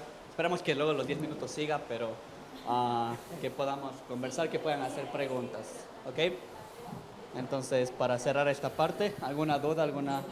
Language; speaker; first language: Spanish; native; Spanish